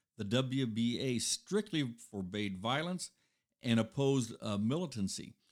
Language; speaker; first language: English; native; English